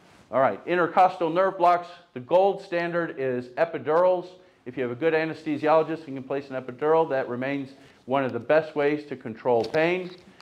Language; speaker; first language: English; early bilingual, other home language; Ukrainian